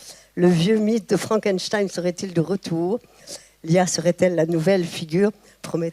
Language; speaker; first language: French; native; French